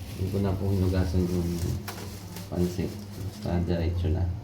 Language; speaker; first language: Filipino; native; Filipino